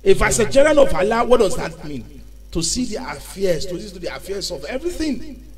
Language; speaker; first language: English; non-native, local second language; Yoruba